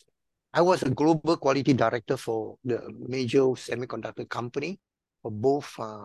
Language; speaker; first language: English; non-native, local second language; Min Nan Chinese